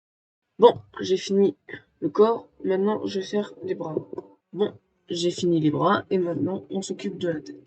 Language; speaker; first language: French; native; French